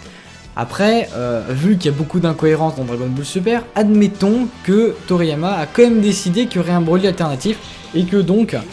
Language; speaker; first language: French; native; French